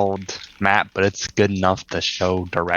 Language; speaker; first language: English; native; English